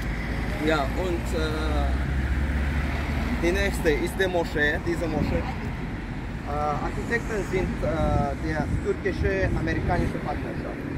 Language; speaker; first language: German; non-native, fluent; Azerbaijani